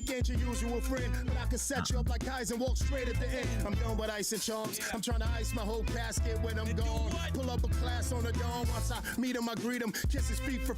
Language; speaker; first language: English; native; English